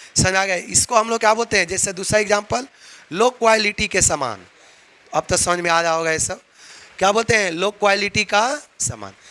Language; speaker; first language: Hindi; native; Hindi